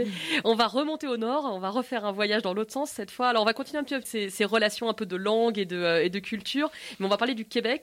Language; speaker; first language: French; native; French